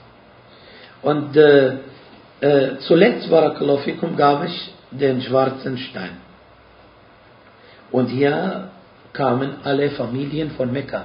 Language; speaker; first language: German; non-native, fluent; Arabic